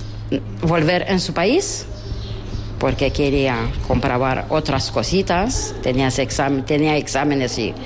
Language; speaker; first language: Spanish; non-native, learner; Romanian